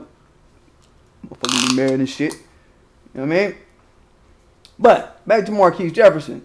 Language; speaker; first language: English; native; English